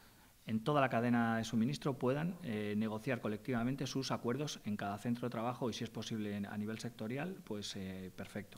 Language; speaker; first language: Spanish; native; Spanish